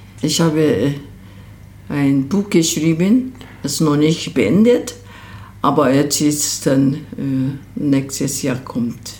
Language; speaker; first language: German; non-native, fluent; Korean